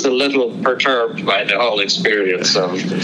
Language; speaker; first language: English; native; English